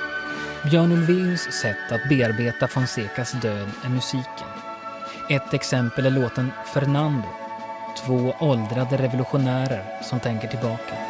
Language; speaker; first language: Swedish; native; Swedish